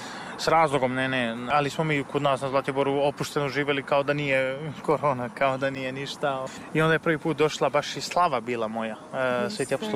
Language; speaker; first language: Serbian; native; Serbian